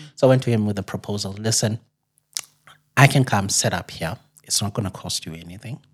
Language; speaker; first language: English; non-native, local second language; Xhosa